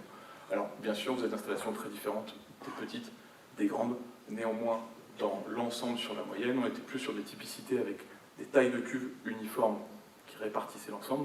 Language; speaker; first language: French; native; French